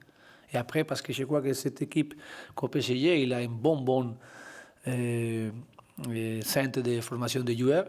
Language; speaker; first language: French; non-native, learner; Spanish